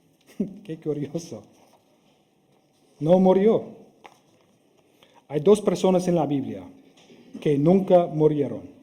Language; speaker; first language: Spanish; non-native, fluent; English